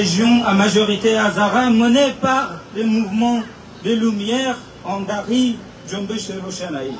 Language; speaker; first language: French; non-native, fluent; Persian